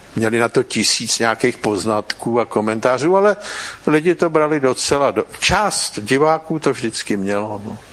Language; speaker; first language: Czech; native; Czech